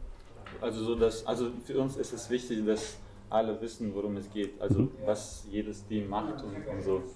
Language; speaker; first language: German; non-native, fluent; Latvian